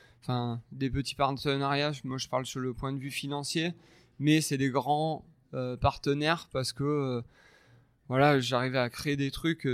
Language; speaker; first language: French; native; French